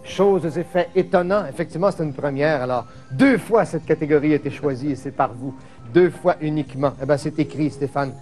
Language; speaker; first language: French; native; French